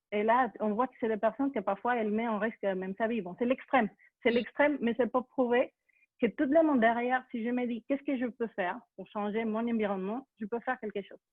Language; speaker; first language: French; non-native, fluent; Spanish